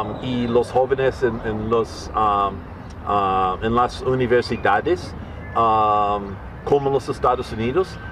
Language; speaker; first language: Spanish; non-native, learner; English